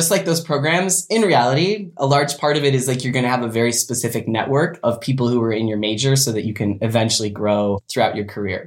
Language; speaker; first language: English; native; English